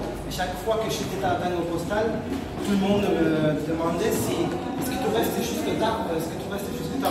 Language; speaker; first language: French; non-native, fluent; Spanish